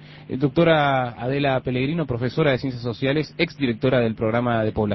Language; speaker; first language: Spanish; native; Spanish